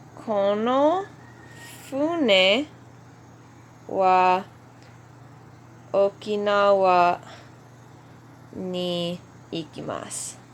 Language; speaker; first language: Japanese; non-native, fluent; English